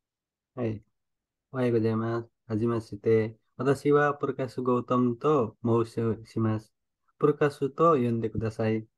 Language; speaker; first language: Japanese; non-native, learner; Nepali